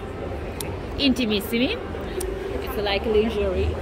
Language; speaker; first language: English; non-native, learner; Italian